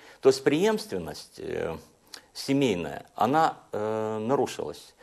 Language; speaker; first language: Russian; non-native, local second language; Hungarian